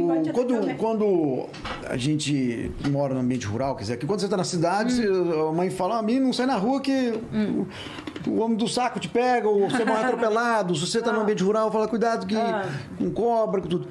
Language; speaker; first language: Portuguese; native; Portuguese